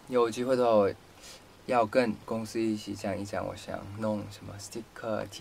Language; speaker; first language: Chinese; non-native, fluent; Thai